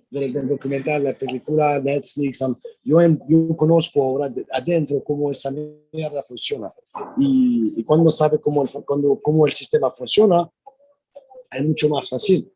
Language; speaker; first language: Spanish; non-native, learner; French